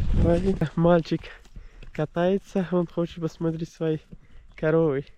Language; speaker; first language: Russian; non-native, learner; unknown